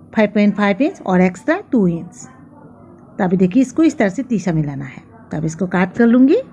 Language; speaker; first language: Hindi; non-native, local second language; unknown